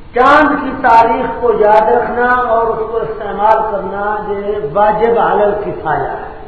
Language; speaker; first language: Urdu; non-native, local second language; Punjabi